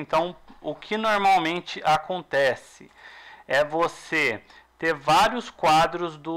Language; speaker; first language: Portuguese; native; Portuguese